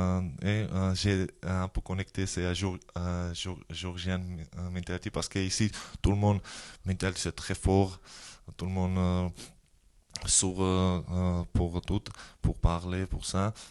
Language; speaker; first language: French; non-native, learner; Georgian